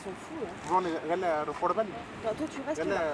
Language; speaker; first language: French; native; French